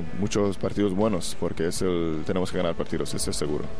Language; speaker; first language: Spanish; non-native, fluent; Hungarian